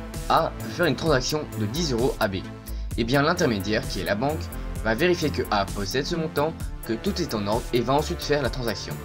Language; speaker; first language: French; native; French